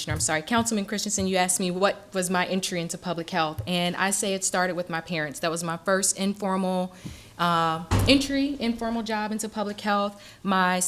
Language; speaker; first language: English; native; English